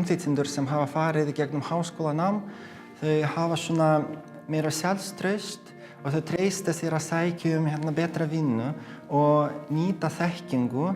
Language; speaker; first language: Icelandic; non-native, fluent; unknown